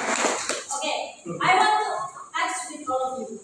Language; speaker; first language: English; non-native, learner; Indonesian